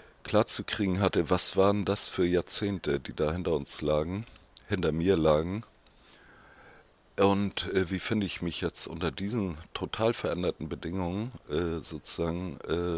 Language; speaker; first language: German; native; German